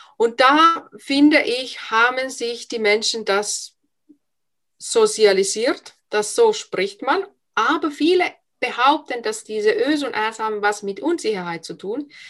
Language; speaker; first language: German; non-native, fluent; Finnish